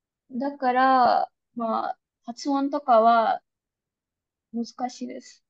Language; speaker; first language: Japanese; non-native, fluent; Hindi